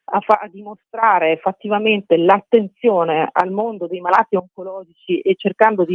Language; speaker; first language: Italian; native; Italian